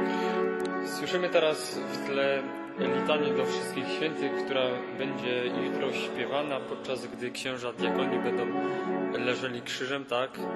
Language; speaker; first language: Polish; native; Polish